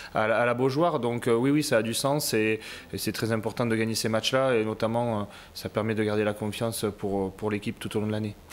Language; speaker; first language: French; native; French